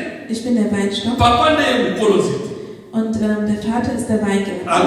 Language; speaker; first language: German; non-native, fluent; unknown